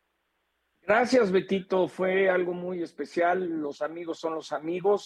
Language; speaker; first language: Spanish; native; Spanish